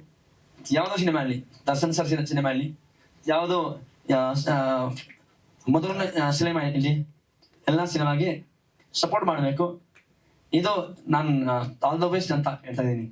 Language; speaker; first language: Kannada; non-native, learner; Hindi